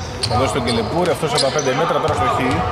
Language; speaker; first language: Greek; native; Greek